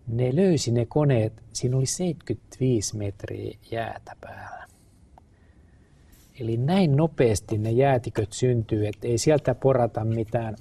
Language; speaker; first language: Finnish; native; Finnish